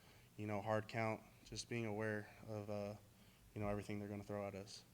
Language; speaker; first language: English; native; English